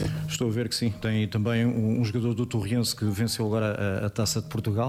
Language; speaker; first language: Portuguese; native; Portuguese